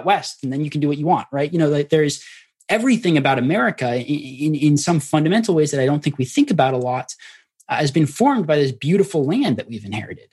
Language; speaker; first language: English; native; English